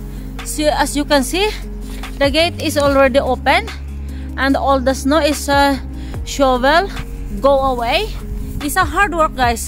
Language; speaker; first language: English; non-native, learner; Filipino